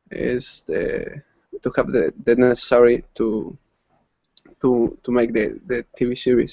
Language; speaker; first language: English; non-native, learner; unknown